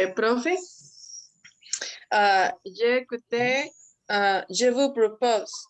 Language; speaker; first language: French; non-native, learner; Spanish